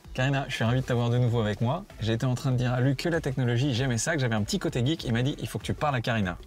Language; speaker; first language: French; native; French